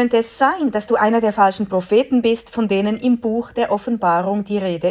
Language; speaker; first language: German; native; German